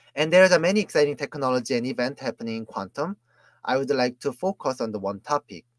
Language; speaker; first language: English; non-native, fluent; Korean